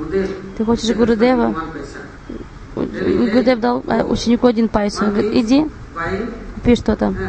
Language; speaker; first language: Russian; non-native, fluent; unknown